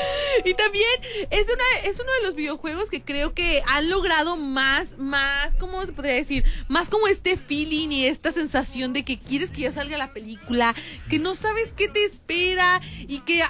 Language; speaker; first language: Spanish; native; Spanish